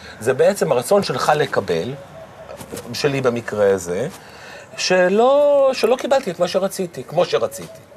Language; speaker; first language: Hebrew; native; Hebrew